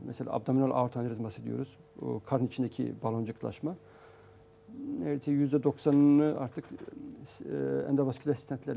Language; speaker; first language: Turkish; native; Turkish